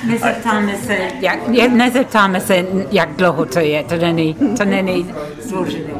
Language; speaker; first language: Czech; non-native, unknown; English